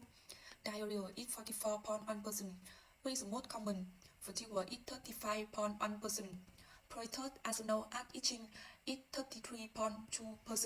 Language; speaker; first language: English; non-native, learner; Vietnamese